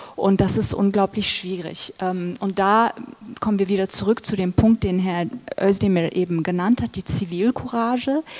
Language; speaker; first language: German; early bilingual, other home language; Turkish